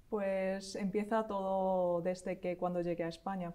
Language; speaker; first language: Spanish; non-native, fluent; Korean